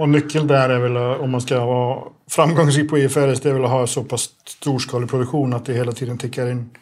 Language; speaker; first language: Swedish; native; Swedish